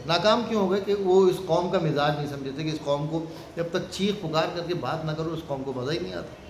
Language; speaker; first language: Urdu; native; Urdu